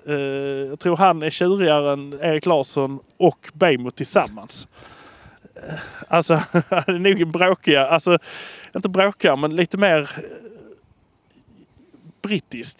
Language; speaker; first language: Swedish; native; Swedish